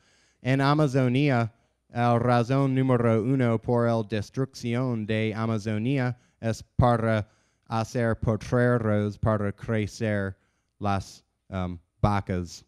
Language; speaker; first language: Spanish; non-native, learner; English